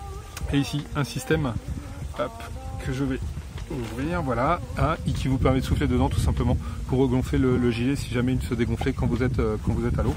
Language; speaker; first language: French; native; French